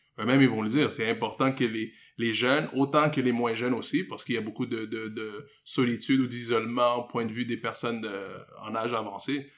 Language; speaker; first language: French; native; French